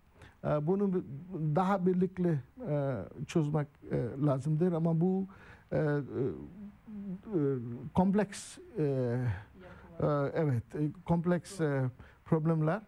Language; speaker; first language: Turkish; non-native, learner; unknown